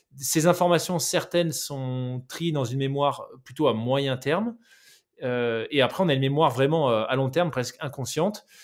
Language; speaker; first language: French; native; French